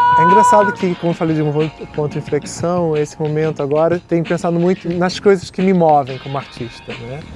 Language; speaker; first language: Portuguese; native; Portuguese